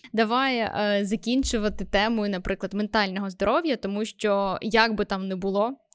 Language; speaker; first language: Ukrainian; native; Ukrainian